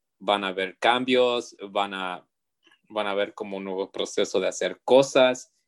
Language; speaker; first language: Spanish; early bilingual, heritage; Spanish